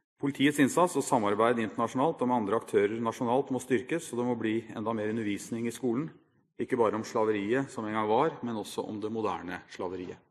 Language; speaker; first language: Norwegian; native; Norwegian